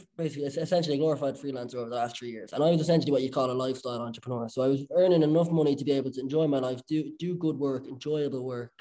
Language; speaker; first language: English; native; English